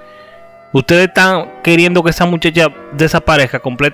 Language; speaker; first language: Spanish; native; Spanish